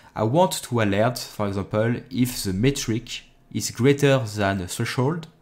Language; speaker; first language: English; non-native, fluent; French